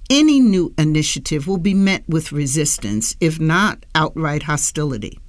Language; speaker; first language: English; native; English